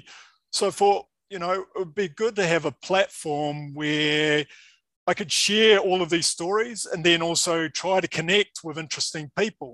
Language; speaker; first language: English; native; English